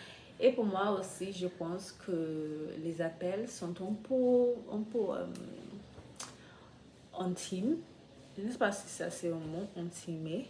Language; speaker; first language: French; non-native, learner; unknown